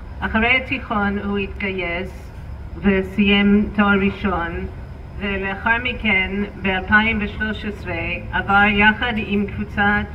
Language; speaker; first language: Hebrew; non-native, fluent; English